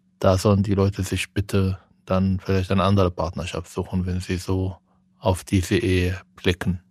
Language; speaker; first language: German; non-native, fluent; Arabic